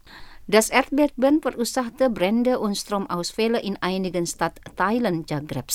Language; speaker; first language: German; non-native, fluent; Indonesian